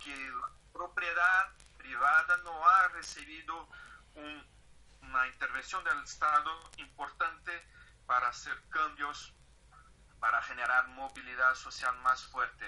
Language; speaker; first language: Spanish; non-native, fluent; Portuguese